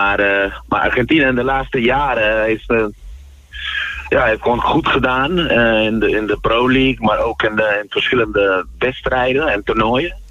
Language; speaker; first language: Dutch; non-native, fluent; Spanish